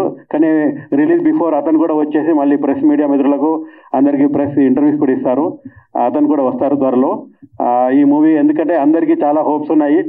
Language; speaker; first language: Telugu; native; Telugu